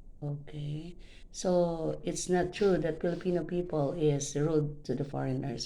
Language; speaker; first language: English; non-native, local second language; Filipino